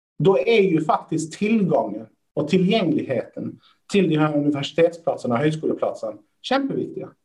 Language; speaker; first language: Swedish; early bilingual, other home language; Persian